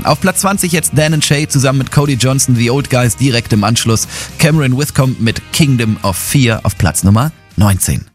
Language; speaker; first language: German; native; German